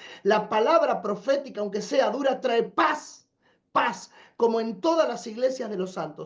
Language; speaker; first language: Spanish; native; Spanish